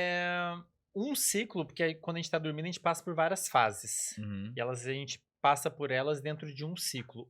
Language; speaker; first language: Portuguese; native; Portuguese